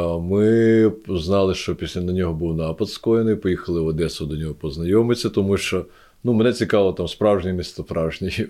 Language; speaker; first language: Ukrainian; non-native, local second language; Russian